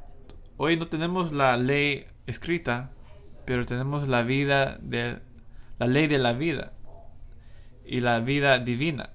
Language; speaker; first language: Spanish; non-native, fluent; English